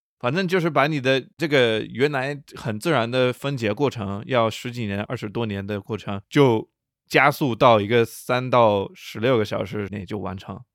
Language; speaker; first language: Chinese; non-native, fluent; English